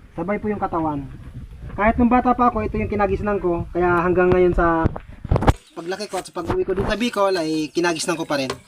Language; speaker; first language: Filipino; non-native, local second language; Bikol